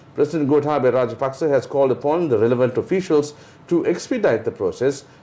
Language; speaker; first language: English; non-native, local second language; Sinhala